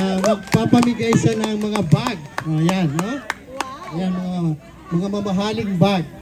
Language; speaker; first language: Filipino; non-native, local second language; Bikol